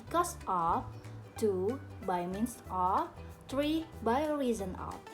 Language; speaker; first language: English; non-native, learner; Indonesian